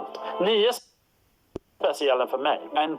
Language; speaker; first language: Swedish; non-native, fluent; English